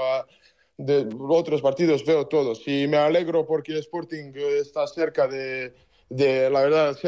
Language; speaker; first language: Spanish; non-native, learner; Serbian